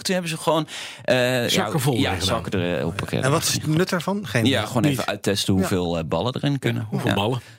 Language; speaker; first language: Dutch; native; Dutch